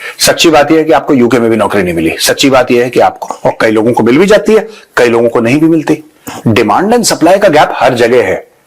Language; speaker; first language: Hindi; native; Hindi